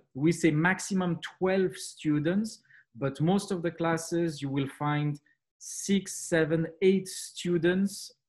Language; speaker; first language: English; non-native, fluent; French